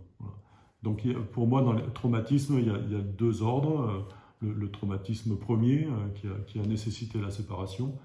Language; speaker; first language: French; native; French